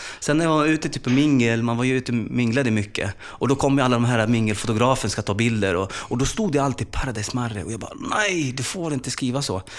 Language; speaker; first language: Swedish; early bilingual, other home language; Arabic